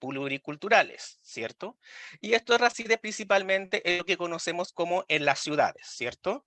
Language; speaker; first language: Spanish; native; Spanish